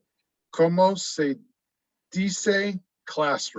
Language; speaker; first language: Spanish; non-native, learner; English